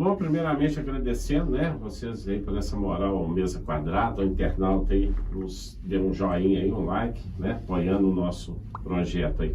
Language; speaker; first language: Portuguese; native; Portuguese